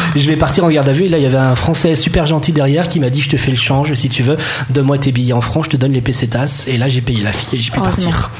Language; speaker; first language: French; native; French